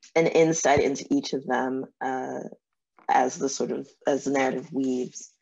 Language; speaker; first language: English; native; English